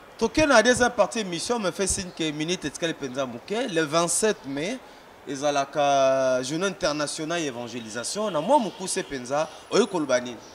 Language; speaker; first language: Lingala; native; Lingala